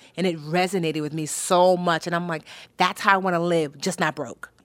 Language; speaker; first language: English; native; English